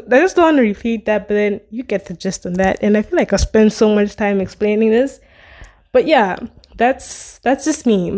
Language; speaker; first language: English; non-native, local second language; Nyanja